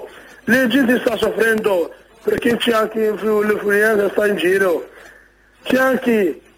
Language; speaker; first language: Italian; non-native, learner; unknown